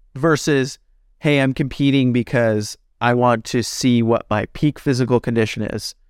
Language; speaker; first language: English; native; English